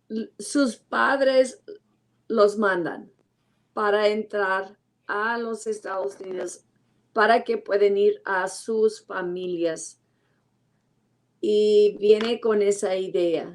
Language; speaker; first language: Spanish; non-native, learner; English